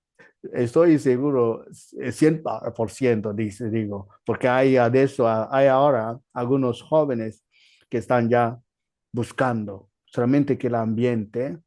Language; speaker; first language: Spanish; non-native, learner; Igbo